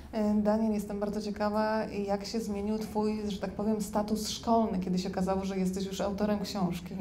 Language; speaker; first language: Polish; native; Polish